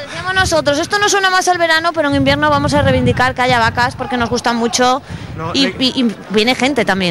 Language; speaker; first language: Spanish; native; Spanish